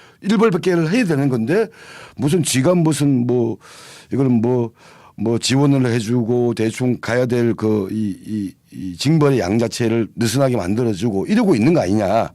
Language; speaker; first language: Korean; native; Korean